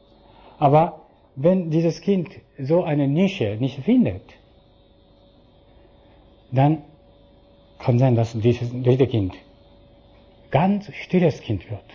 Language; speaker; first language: German; non-native, fluent; Japanese